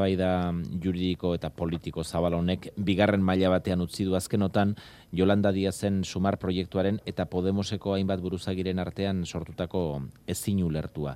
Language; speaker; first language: Basque; native; Basque